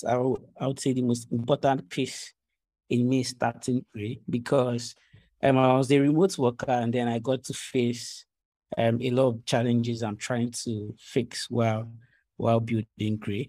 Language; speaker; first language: English; non-native, local second language; Ibibio